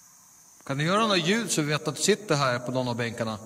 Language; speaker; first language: Swedish; native; Swedish